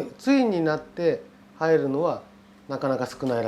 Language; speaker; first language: Japanese; native; Japanese